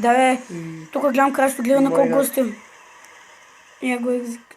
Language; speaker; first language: Bulgarian; native; Bulgarian